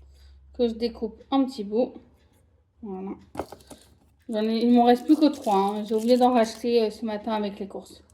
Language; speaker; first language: French; native; French